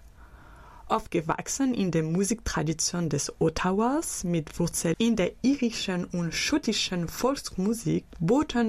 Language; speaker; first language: German; native; German